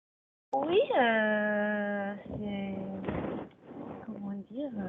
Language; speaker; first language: French; non-native, fluent; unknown